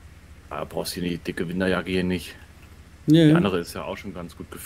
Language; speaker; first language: German; native; German